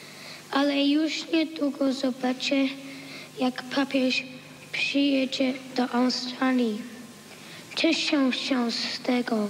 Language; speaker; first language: Polish; early bilingual, heritage; Polish